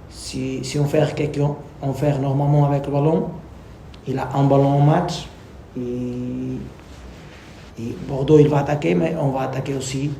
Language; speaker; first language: French; non-native, learner; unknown